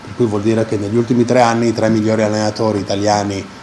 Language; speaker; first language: Italian; native; Italian